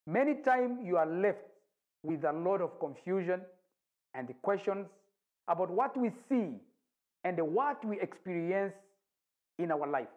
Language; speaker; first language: English; non-native, local second language; Kinyarwanda